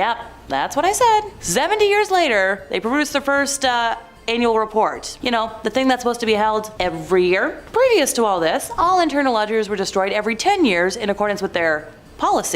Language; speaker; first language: English; native; English